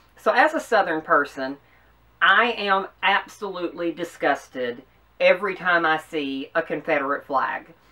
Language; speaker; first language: English; native; English